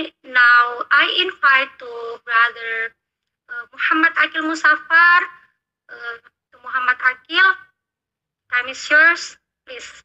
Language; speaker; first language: English; non-native, learner; Indonesian